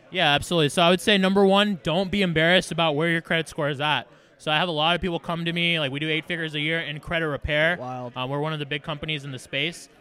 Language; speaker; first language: English; native; English